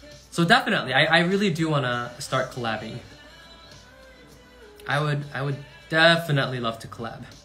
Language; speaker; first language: English; early bilingual, other home language; Korean